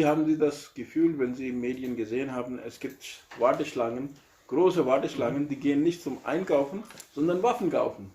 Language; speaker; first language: German; non-native, learner; Urdu